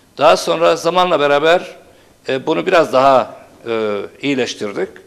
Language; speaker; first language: Turkish; non-native, local second language; Turoyo